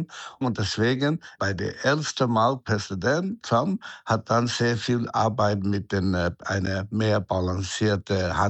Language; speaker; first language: German; non-native, fluent; Chinese